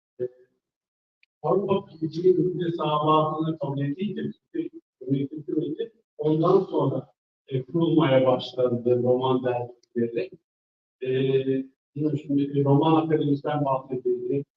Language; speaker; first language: Turkish; non-native, fluent; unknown